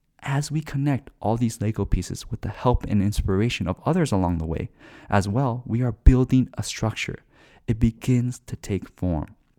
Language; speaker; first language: English; native; English